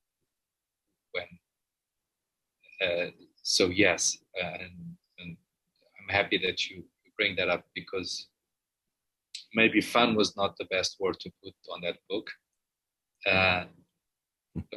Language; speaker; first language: English; non-native, fluent; Portuguese